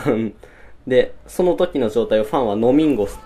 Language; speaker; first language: Japanese; native; Japanese